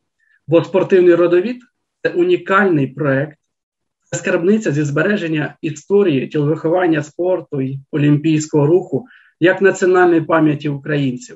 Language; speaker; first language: Ukrainian; native; Ukrainian